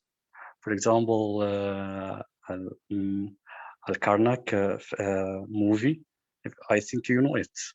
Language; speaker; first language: English; non-native, fluent; Arabic